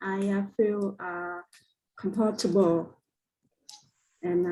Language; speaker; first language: English; non-native, learner; Vietnamese